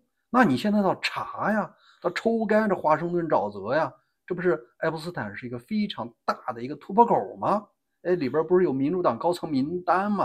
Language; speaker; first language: Chinese; native; Chinese